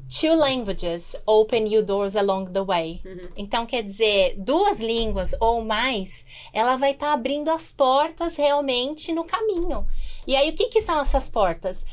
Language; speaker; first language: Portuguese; native; Portuguese